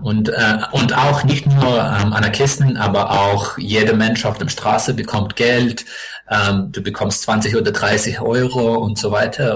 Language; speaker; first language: German; non-native, learner; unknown